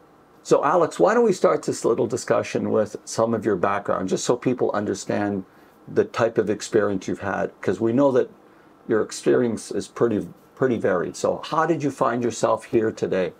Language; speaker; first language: English; native; English